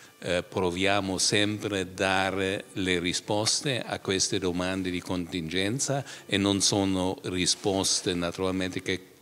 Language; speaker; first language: Italian; non-native, fluent; German